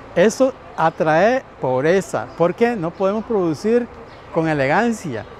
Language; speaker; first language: Spanish; native; Spanish